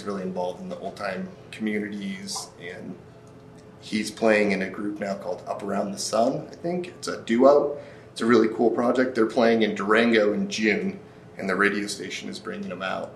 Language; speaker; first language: English; native; English